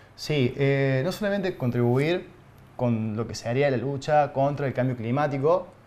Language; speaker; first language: Spanish; native; Spanish